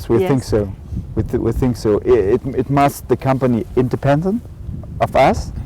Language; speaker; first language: English; non-native, learner; German